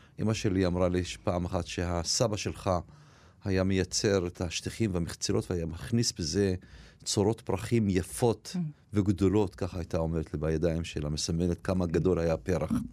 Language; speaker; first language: Hebrew; non-native, local second language; Arabic